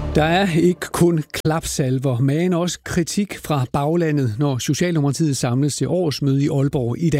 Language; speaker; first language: Danish; native; Danish